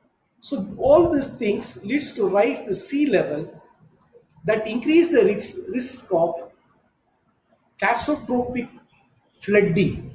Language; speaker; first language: English; non-native, local second language; Tamil